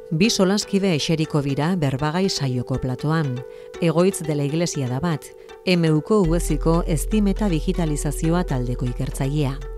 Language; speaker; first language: Basque; native; Basque